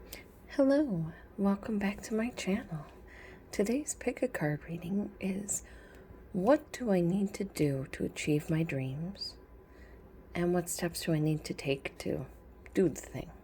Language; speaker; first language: English; native; English